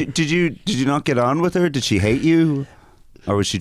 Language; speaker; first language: English; native; English